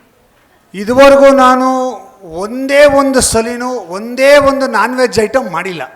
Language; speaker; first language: Kannada; native; Kannada